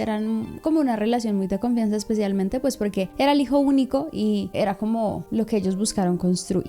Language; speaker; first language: Spanish; native; Spanish